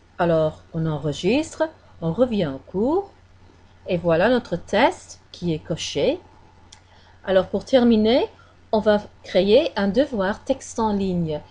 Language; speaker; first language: French; non-native, fluent; English